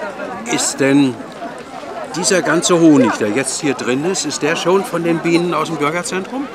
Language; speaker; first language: German; native; German